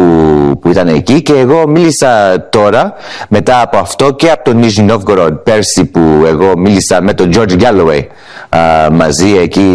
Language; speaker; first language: Greek; early bilingual, heritage; Greek